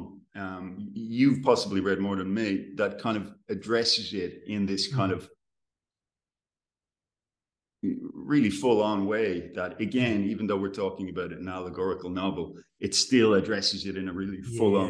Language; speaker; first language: English; native; English